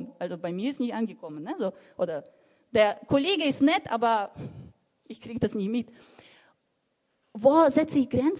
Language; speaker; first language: German; non-native, fluent; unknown